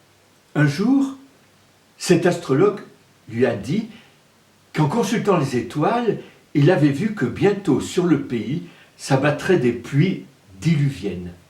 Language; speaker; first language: French; native; French